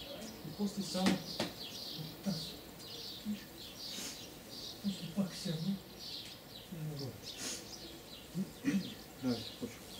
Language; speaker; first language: Bulgarian; non-native, learner; Russian